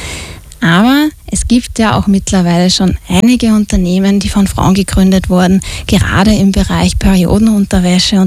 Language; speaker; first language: German; native; German